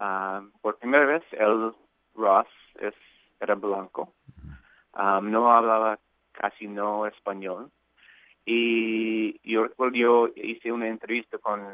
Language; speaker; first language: Spanish; non-native, fluent; English